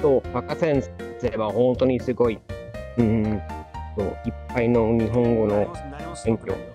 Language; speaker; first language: Japanese; non-native, learner; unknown